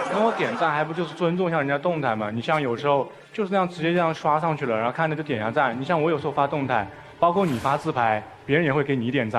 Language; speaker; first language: Chinese; native; Chinese